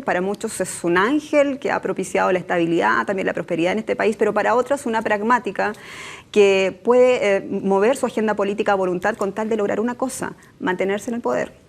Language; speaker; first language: Spanish; native; Spanish